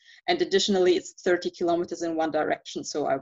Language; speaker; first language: English; non-native, fluent; German